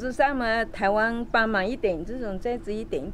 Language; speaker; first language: Chinese; early bilingual, heritage; Chinese